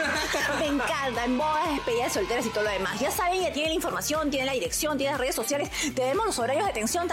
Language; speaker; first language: Spanish; native; Spanish